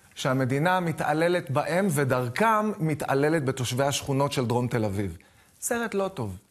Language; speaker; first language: Hebrew; native; Hebrew